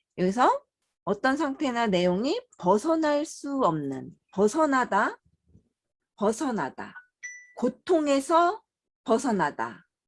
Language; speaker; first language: Korean; native; Korean